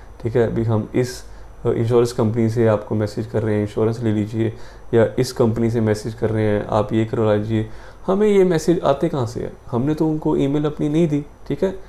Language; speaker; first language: Hindi; non-native, local second language; Punjabi